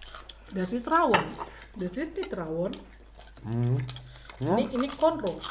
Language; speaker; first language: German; non-native, learner; Indonesian